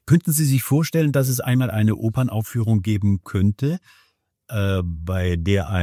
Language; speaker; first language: German; native; German